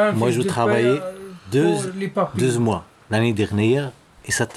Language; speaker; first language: French; non-native, learner; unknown